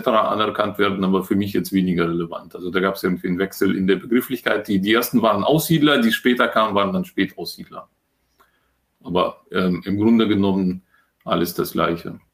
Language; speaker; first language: German; early bilingual, other home language; Russian